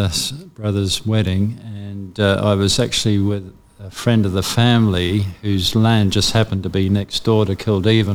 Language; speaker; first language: English; native; English